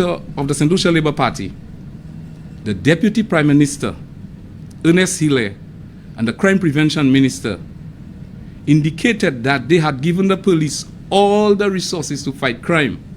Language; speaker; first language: English; non-native, local second language; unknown